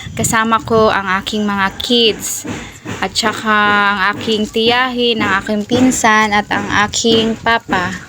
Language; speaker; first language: Filipino; non-native, local second language; Cebuano